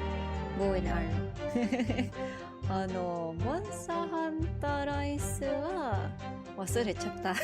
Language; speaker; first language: Japanese; non-native, learner; Filipino